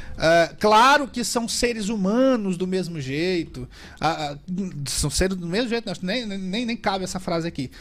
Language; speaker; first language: Portuguese; native; Portuguese